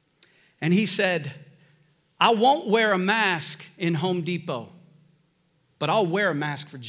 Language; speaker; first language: English; native; English